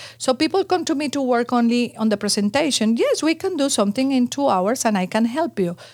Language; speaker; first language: English; non-native, fluent; Spanish